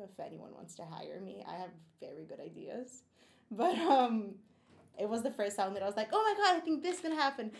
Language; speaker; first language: English; non-native, fluent; Portuguese